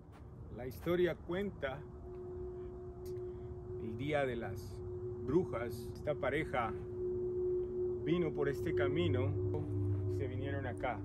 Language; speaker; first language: Spanish; native; Spanish